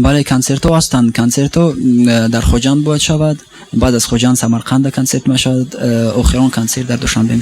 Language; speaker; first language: Persian; non-native, local second language; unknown